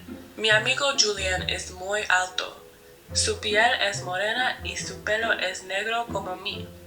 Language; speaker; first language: Spanish; non-native, fluent; English